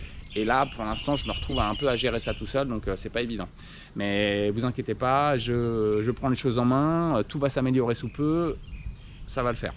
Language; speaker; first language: French; native; French